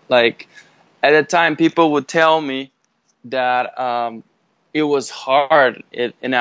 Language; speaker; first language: English; non-native, fluent; Portuguese